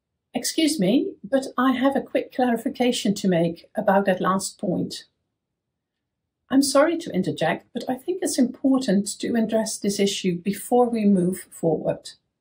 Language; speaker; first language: English; non-native, fluent; Dutch